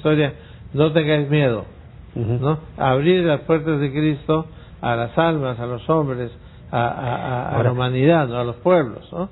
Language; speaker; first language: Spanish; native; Spanish